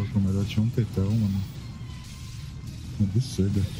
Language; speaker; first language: Portuguese; native; Portuguese